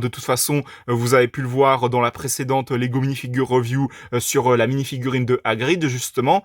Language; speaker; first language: French; native; French